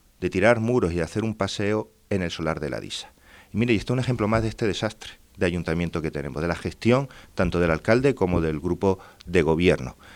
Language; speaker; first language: Spanish; native; Spanish